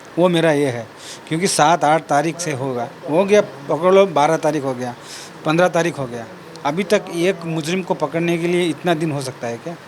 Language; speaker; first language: Hindi; non-native, local second language; Kannada